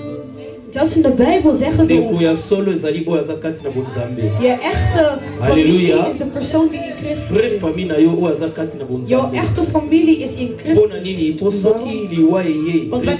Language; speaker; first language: Dutch; non-native, learner; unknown